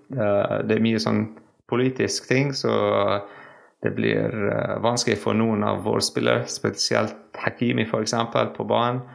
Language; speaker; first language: Norwegian; non-native, fluent; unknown